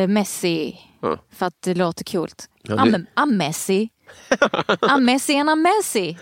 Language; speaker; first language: Swedish; native; Swedish